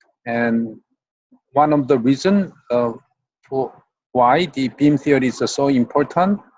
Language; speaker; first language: English; non-native, fluent; Korean